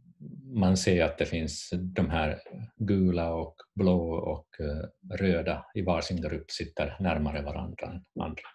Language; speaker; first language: Swedish; non-native, fluent; Finnish